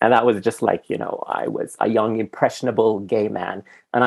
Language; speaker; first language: English; non-native, fluent; Arabic